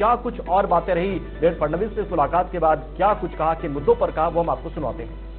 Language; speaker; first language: Hindi; native; Hindi